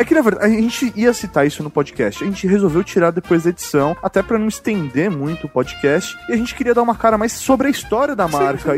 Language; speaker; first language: Portuguese; native; Portuguese